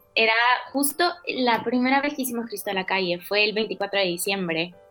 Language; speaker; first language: Spanish; native; Spanish